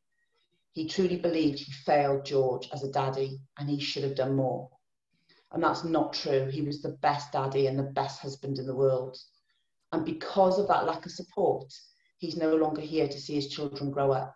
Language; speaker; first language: English; native; English